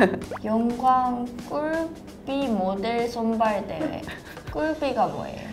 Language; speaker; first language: Korean; non-native, fluent; Japanese